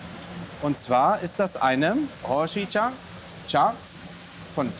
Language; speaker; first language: German; native; German